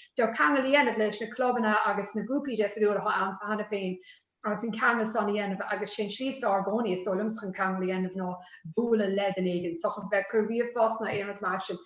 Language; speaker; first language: Irish; native; Irish